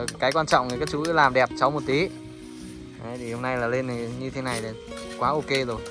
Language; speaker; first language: Vietnamese; non-native, local second language; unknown